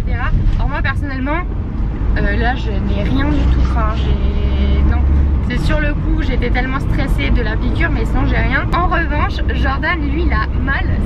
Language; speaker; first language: French; native; French